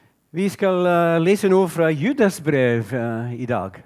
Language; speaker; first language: Norwegian; non-native, fluent; English